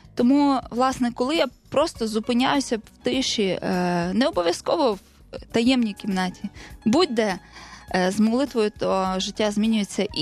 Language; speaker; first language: Ukrainian; native; Ukrainian